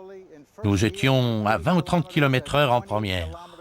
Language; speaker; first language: French; native; French